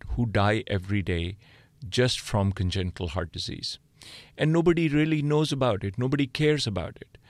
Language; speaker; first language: English; non-native, local second language; Punjabi